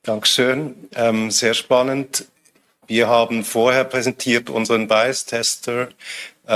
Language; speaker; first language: German; native; German